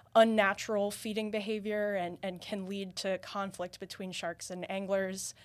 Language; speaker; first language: English; native; English